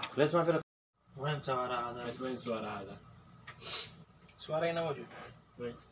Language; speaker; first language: Arabic; non-native, learner; Hindi